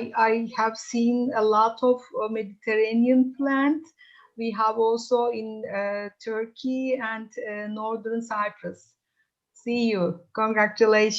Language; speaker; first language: English; non-native, fluent; Turkish